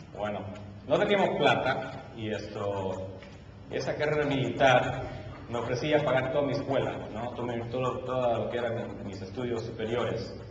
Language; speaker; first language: Spanish; early bilingual, heritage; Spanish